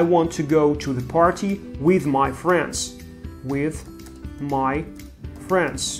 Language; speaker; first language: English; non-native, fluent; Russian